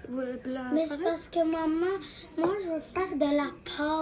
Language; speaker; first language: French; non-native, local second language; Arabic